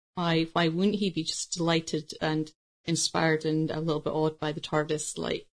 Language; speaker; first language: English; native; English